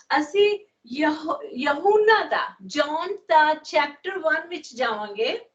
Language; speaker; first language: Punjabi; non-native, learner; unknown